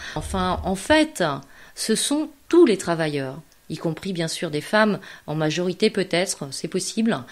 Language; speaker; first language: French; native; French